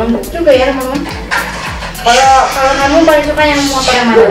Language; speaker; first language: Indonesian; native; Indonesian